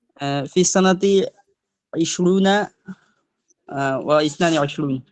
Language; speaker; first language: Arabic; non-native, learner; Bangla